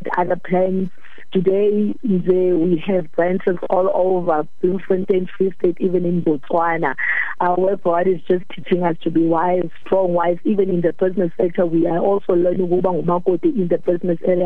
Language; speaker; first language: English; non-native, local second language; Xhosa